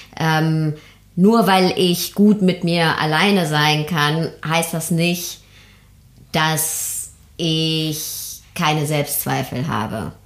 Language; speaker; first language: German; early bilingual, other home language; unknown